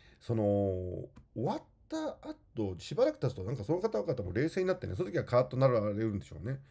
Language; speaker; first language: Japanese; native; Japanese